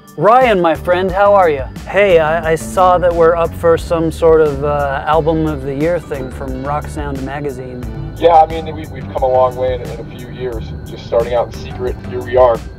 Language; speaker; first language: English; native; English